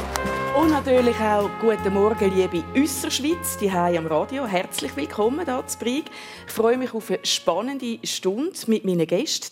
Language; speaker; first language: German; native; German